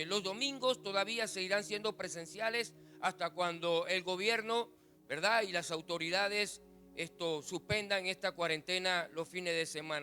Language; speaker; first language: Spanish; native; Spanish